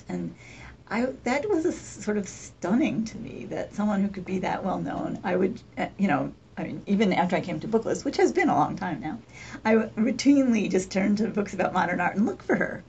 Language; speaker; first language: English; native; English